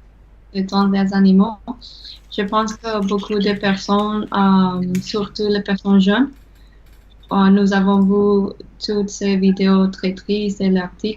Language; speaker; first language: French; non-native, learner; English